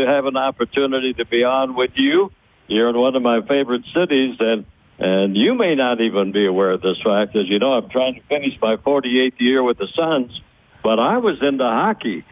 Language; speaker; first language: English; native; English